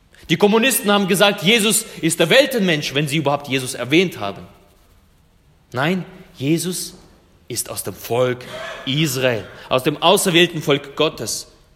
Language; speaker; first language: German; non-native, fluent; Russian